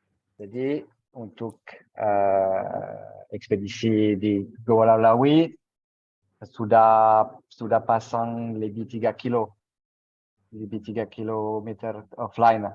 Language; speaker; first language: Indonesian; non-native, fluent; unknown